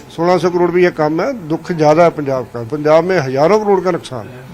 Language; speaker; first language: Hindi; non-native, local second language; Punjabi